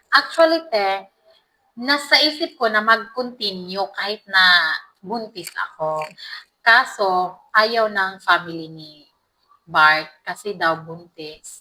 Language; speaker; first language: Filipino; non-native, local second language; Cebuano